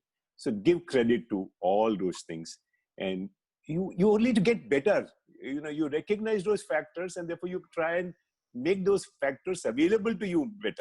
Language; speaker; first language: English; non-native, local second language; Hindi